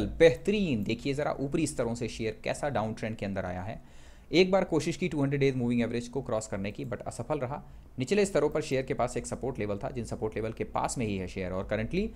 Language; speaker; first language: Hindi; native; Hindi